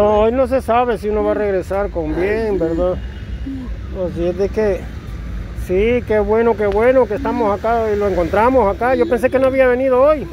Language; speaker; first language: Spanish; native; Spanish